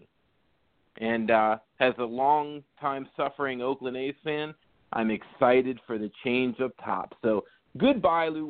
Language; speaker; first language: English; native; English